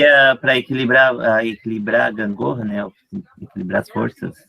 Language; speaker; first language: Portuguese; native; Portuguese